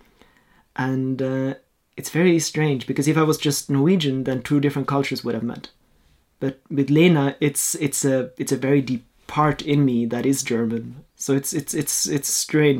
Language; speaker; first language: English; non-native, fluent; Norwegian